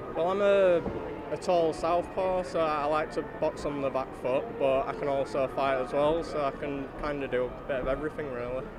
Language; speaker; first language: English; native; English